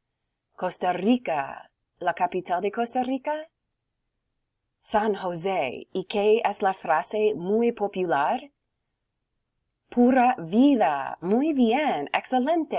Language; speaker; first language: Spanish; non-native, learner; English